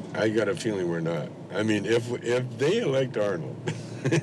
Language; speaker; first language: English; native; English